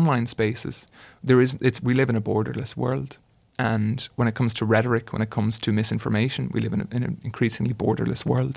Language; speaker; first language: English; native; English